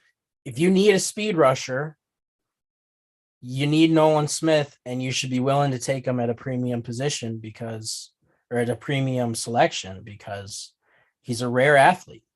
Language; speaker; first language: English; native; English